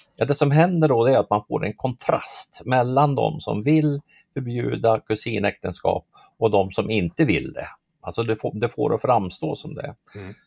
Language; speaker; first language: Swedish; native; Swedish